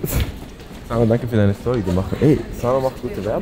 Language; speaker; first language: German; early bilingual, other home language; Persian